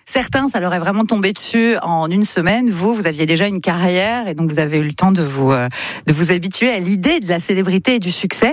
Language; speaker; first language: French; native; French